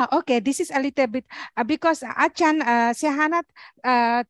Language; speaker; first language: English; non-native, learner; Indonesian